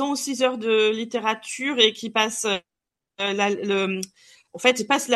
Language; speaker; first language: French; non-native, fluent; German